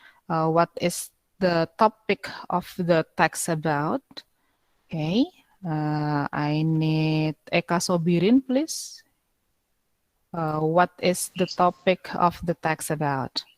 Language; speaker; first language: English; non-native, fluent; Indonesian